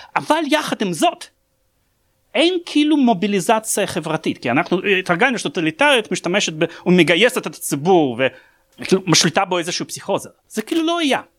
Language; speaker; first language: Hebrew; non-native, fluent; Russian